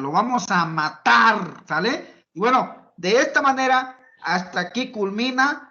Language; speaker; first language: Spanish; native; Spanish